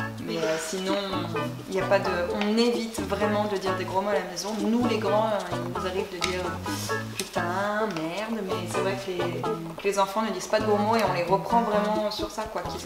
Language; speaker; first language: French; native; French